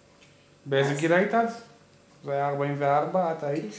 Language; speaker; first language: Hebrew; native; Hebrew